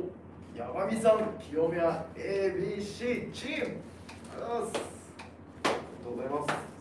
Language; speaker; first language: Japanese; native; Japanese